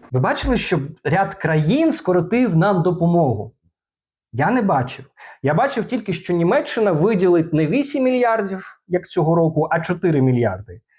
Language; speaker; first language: Ukrainian; non-native, local second language; Russian